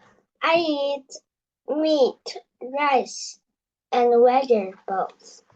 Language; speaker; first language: English; non-native, learner; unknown